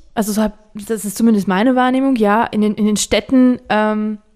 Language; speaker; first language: German; non-native, fluent; Georgian